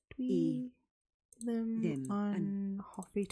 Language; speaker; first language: Welsh; non-native, learner; English